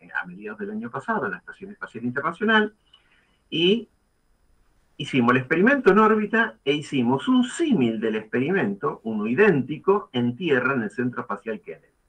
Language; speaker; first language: Spanish; native; Spanish